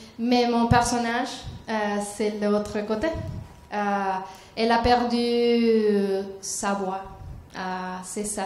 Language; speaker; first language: French; non-native, learner; Spanish